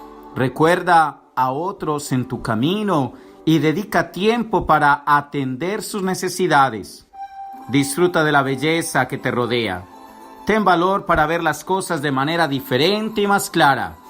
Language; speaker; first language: Spanish; native; Spanish